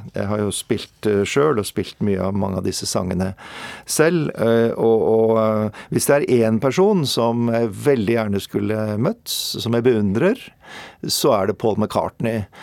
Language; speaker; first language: Norwegian; native; Norwegian